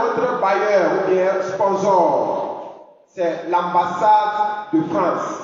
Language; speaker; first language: French; non-native, fluent; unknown